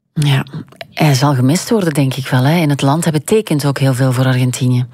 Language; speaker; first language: Dutch; native; Dutch